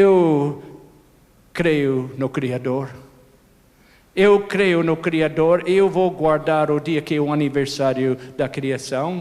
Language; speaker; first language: Portuguese; non-native, fluent; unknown